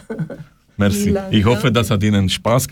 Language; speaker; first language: German; non-native, learner; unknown